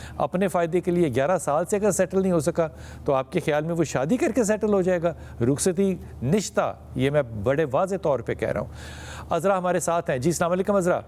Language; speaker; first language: Urdu; native; Urdu